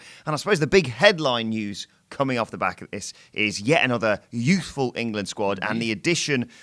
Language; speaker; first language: English; native; English